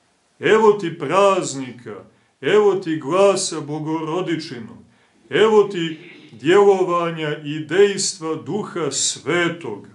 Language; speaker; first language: Serbian; native; Serbian